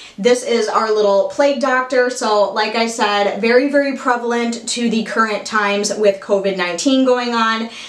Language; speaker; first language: English; native; English